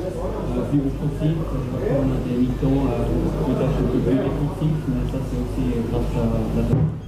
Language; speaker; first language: French; non-native, fluent; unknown